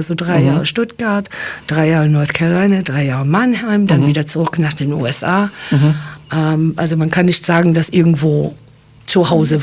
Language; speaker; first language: German; non-native, fluent; English